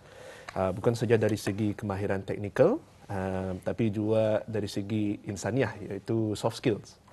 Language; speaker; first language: Malay; native; Malay